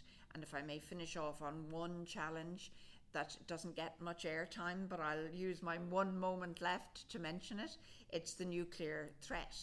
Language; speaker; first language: English; native; English